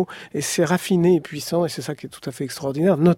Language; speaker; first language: French; native; French